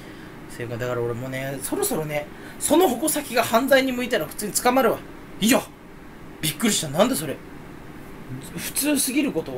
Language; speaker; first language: Japanese; native; Japanese